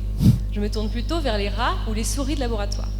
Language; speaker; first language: French; native; French